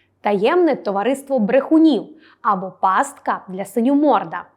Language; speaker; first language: Ukrainian; native; Ukrainian